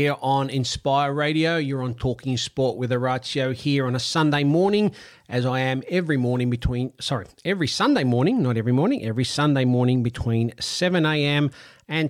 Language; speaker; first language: English; non-native, local second language; Italian